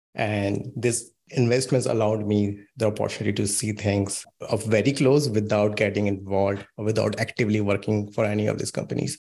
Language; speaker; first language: English; non-native, local second language; Hindi